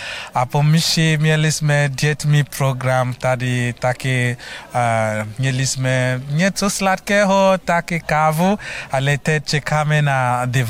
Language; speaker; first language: Czech; non-native, learner; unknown